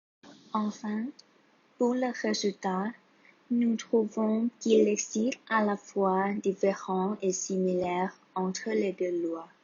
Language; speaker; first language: French; non-native, learner; Thai